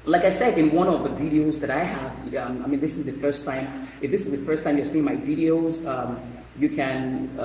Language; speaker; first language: English; non-native, local second language; Yoruba